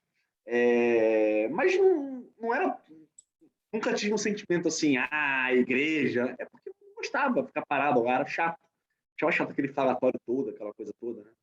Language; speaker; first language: Portuguese; native; Portuguese